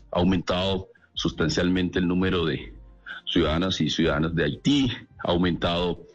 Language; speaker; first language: Spanish; native; Spanish